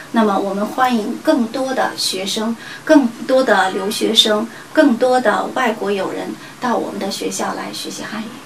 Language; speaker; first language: Chinese; native; Chinese